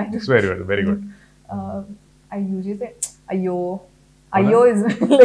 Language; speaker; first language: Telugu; non-native, fluent; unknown